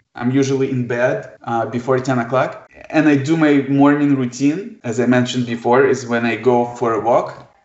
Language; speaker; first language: English; non-native, fluent; Ukrainian